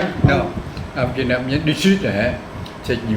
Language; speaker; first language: French; non-native, local second language; Vietnamese